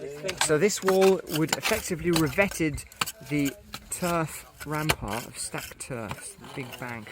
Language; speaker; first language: English; native; English